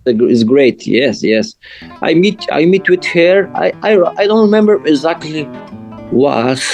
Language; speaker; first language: English; non-native, learner; Portuguese